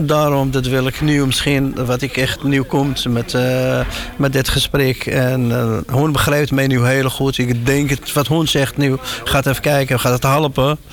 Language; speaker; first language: Dutch; non-native, learner; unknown